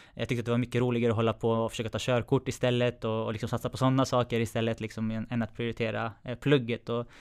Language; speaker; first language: Swedish; native; Swedish